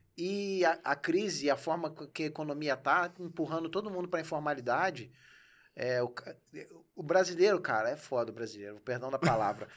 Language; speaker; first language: Portuguese; native; Portuguese